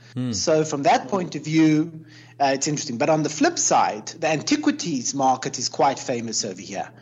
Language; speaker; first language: English; native; English